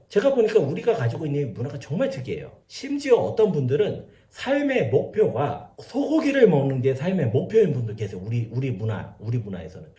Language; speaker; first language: Korean; native; Korean